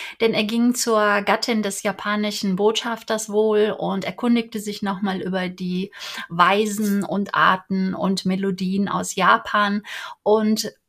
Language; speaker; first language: German; native; German